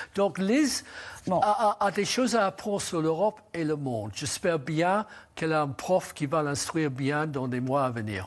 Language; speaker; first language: French; non-native, fluent; English